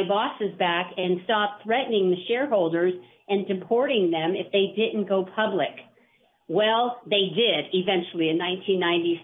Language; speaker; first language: English; native; English